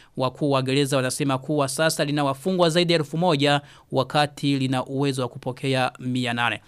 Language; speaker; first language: Swahili; non-native, local second language; Rundi